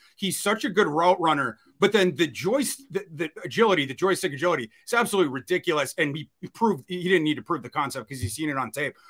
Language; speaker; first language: English; native; English